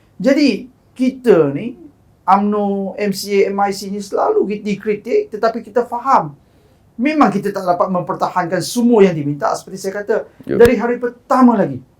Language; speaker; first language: Malay; non-native, local second language; Chinese